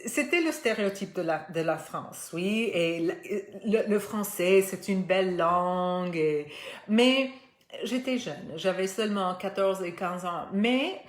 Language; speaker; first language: French; non-native, fluent; Spanish